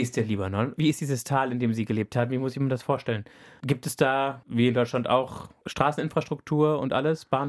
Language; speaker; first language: German; native; German